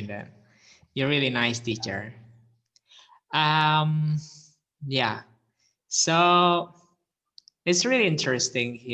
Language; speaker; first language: English; non-native, fluent; Indonesian